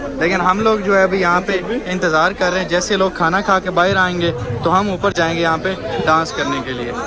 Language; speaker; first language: Urdu; non-native, local second language; Punjabi